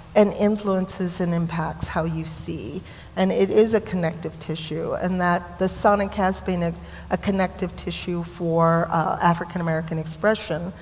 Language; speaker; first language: English; native; English